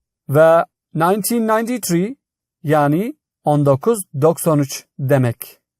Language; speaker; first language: Turkish; non-native, fluent; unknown